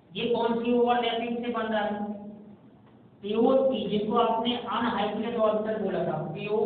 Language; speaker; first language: Hindi; native; Hindi